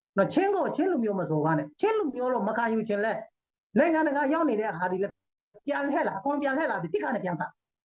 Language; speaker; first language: Burmese; non-native, local second language; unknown